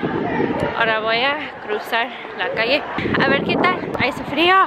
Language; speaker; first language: Spanish; early bilingual, heritage; English